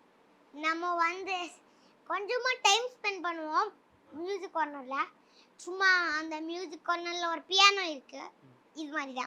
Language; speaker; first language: Tamil; non-native, local second language; Tulu